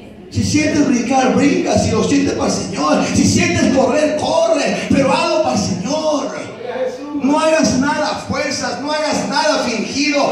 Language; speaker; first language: Spanish; native; Spanish